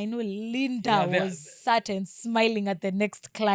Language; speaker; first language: English; non-native, local second language; Swahili